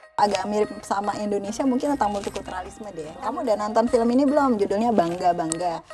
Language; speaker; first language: Indonesian; native; Indonesian